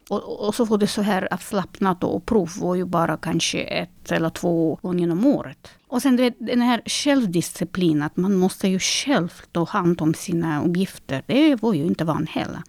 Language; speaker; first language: Swedish; non-native, fluent; Russian